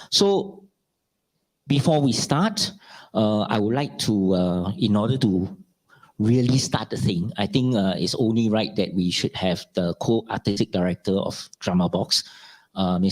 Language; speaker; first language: English; non-native, local second language; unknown